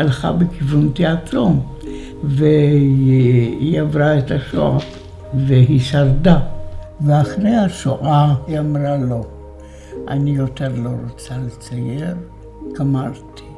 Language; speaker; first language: Hebrew; non-native, fluent; Polish